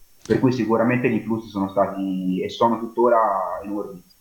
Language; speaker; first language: Italian; native; Italian